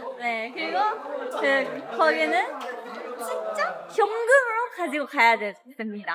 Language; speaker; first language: Korean; non-native, learner; Japanese